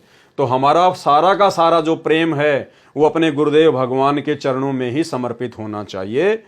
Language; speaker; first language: Hindi; native; Hindi